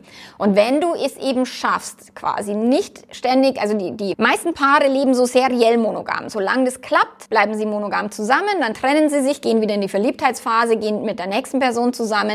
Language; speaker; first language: German; native; German